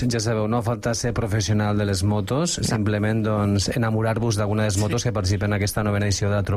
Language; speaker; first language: Catalan; native; Catalan